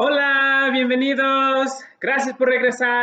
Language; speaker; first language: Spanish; early bilingual, heritage; Spanish